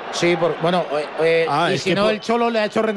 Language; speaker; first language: Spanish; native; Spanish